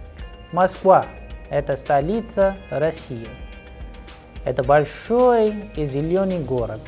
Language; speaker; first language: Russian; non-native, fluent; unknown